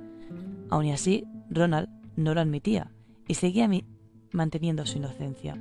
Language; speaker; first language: Spanish; native; Spanish